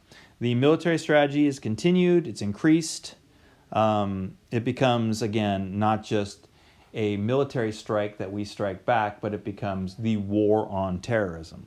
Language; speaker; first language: English; native; English